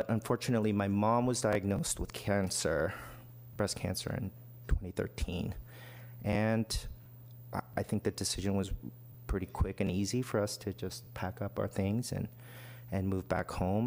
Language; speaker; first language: English; native; English